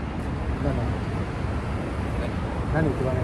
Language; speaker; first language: Japanese; non-native, learner; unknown